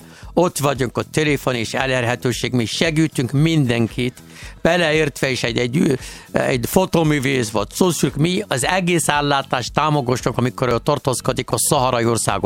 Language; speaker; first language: Hungarian; non-native, learner; Arabic